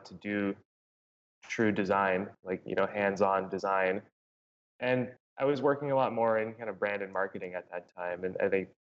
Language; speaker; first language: English; native; English